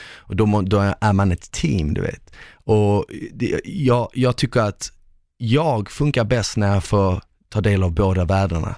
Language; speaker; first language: Swedish; early bilingual, other home language; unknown